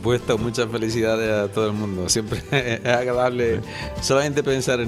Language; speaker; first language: Spanish; native; Spanish